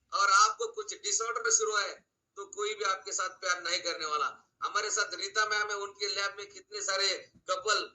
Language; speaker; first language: Hindi; non-native, local second language; Marathi